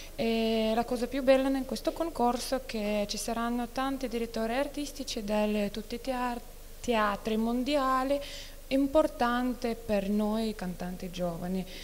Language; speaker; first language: Italian; non-native, fluent; Norwegian